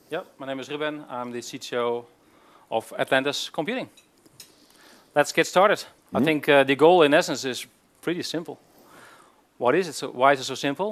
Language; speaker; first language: English; non-native, fluent; Dutch